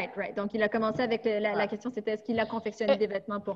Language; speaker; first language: French; native; French